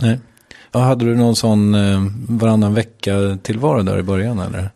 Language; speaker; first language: Swedish; native; Swedish